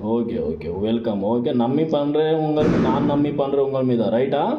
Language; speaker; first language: Tamil; non-native, learner; Kannada